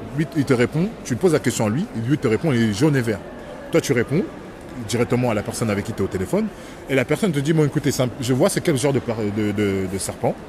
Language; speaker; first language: French; native; French